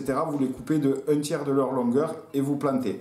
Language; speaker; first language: French; native; French